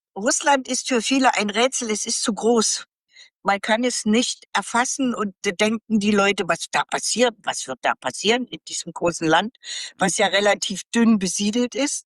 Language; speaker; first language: German; native; German